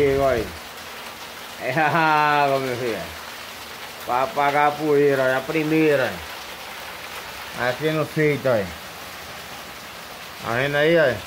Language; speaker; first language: Portuguese; native; Portuguese